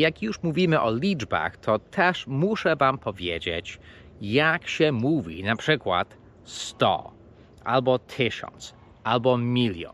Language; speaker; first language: Polish; non-native, fluent; English